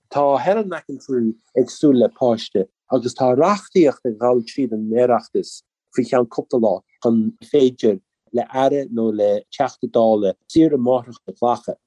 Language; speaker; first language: Irish; native; Irish